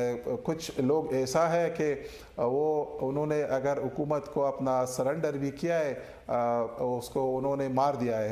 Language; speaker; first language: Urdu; non-native, learner; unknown